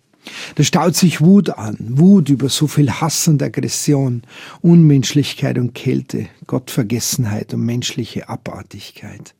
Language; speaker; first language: German; native; German